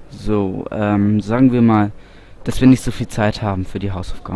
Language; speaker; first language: German; native; German